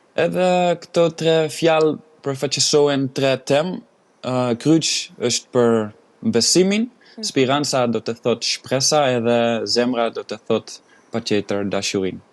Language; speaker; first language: Albanian; non-native, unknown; Dutch